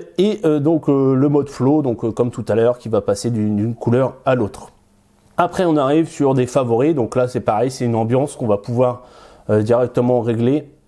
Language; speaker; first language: French; native; French